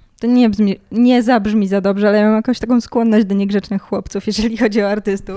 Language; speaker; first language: Polish; native; Polish